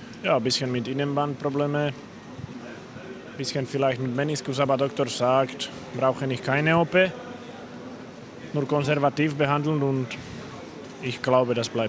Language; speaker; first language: German; non-native, learner; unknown